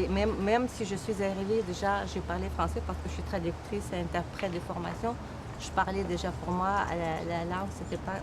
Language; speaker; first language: French; non-native, fluent; Russian